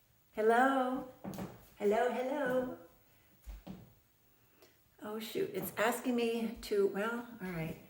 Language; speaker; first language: English; native; English